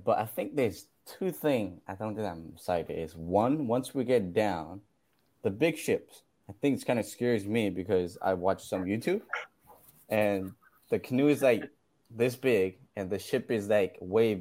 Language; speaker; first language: English; non-native, fluent; Burmese